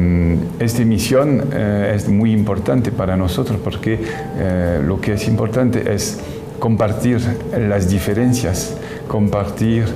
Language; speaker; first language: Spanish; non-native, fluent; French